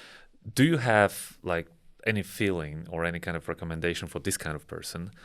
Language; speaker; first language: English; non-native, fluent; Polish